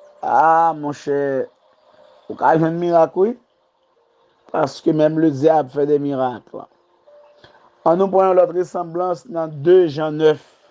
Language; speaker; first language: French; non-native, learner; Haitian Creole